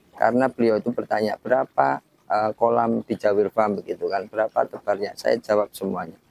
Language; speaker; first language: Indonesian; native; Indonesian